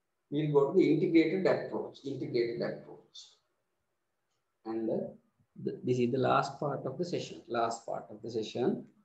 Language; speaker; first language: English; non-native, local second language; Sinhala